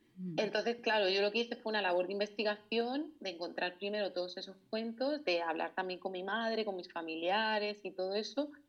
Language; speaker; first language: Spanish; native; Spanish